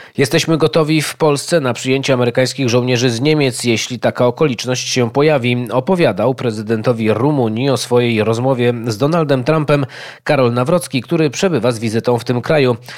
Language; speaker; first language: Polish; native; Polish